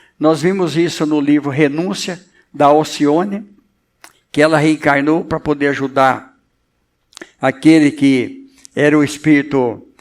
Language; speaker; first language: Portuguese; native; Portuguese